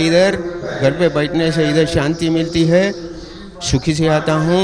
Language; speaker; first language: Hindi; non-native, local second language; Sindhi